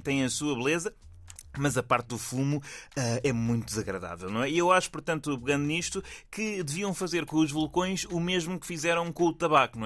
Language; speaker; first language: Portuguese; native; Portuguese